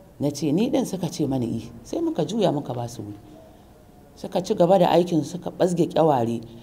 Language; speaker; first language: Hausa; native; Hausa